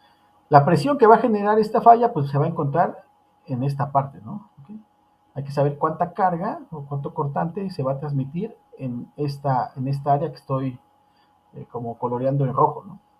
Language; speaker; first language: Spanish; native; Spanish